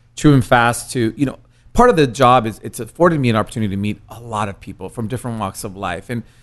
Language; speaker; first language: English; early bilingual, other home language; Spanish